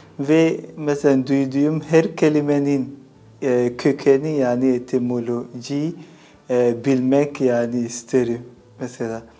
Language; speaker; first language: Turkish; non-native, fluent; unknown